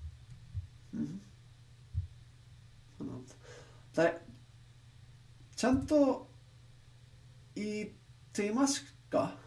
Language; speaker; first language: Japanese; non-native, learner; English